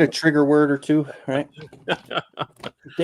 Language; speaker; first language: English; native; English